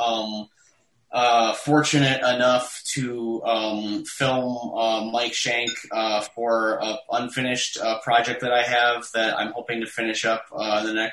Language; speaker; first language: English; native; English